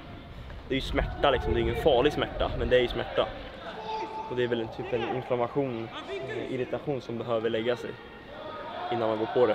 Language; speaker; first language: Swedish; native; Swedish